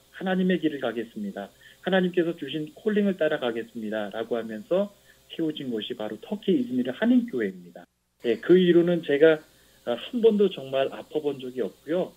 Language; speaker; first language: Korean; native; Korean